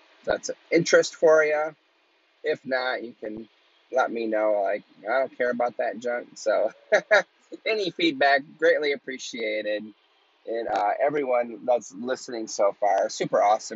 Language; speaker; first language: English; native; English